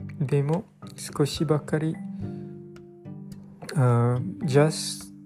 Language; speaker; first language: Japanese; non-native, learner; English